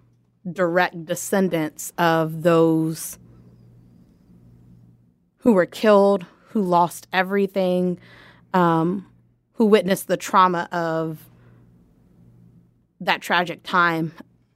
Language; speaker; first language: English; native; English